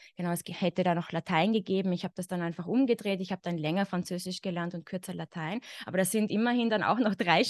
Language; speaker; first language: German; native; German